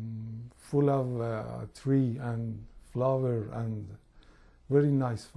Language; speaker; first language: English; non-native, learner; Persian